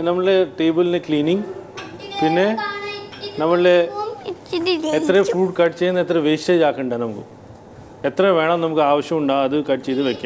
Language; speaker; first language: Malayalam; non-native, learner; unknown